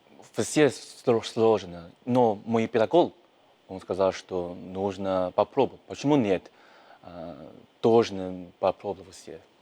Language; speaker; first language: Russian; non-native, learner; Chinese